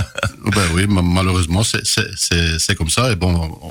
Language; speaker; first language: French; native; French